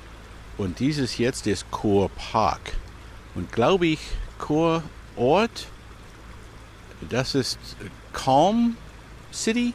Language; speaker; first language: German; non-native, learner; English